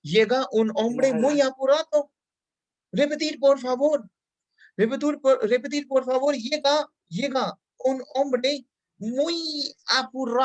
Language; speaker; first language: Spanish; non-native, fluent; Hindi